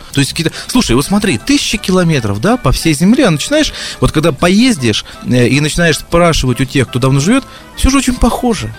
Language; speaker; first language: Russian; native; Russian